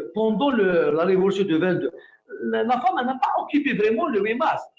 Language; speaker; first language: French; non-native, local second language; Arabic